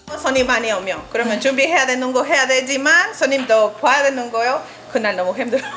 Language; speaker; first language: Korean; non-native, learner; Spanish